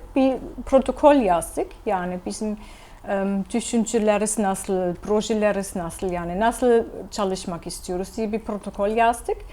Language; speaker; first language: Turkish; non-native, fluent; German